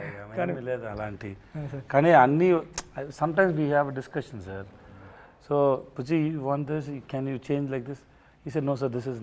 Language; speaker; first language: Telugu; non-native, learner; Tamil